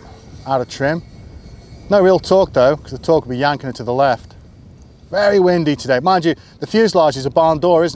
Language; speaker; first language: English; native; English